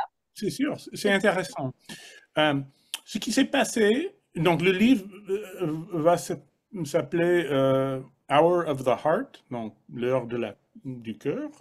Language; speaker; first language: French; non-native, fluent; English